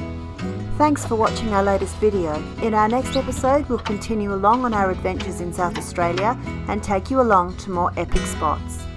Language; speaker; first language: English; native; English